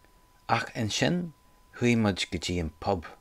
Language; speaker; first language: Irish; non-native, fluent; English